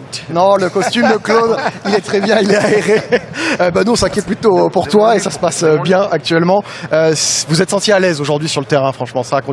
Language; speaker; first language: French; native; French